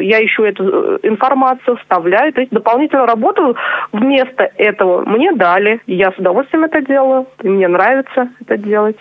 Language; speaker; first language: Russian; non-native, local second language; Chuvash